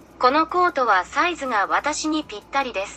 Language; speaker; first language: Japanese; non-native, learner; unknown